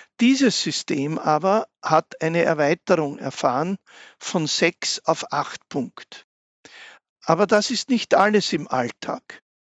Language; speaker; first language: German; native; German